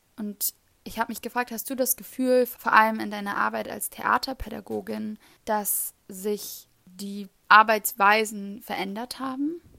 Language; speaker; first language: German; native; German